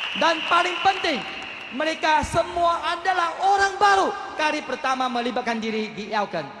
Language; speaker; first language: Malay; non-native, local second language; Chinese